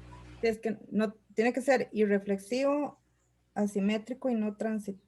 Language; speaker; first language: Spanish; native; Spanish